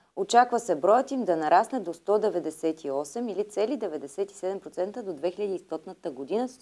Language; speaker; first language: Bulgarian; native; Bulgarian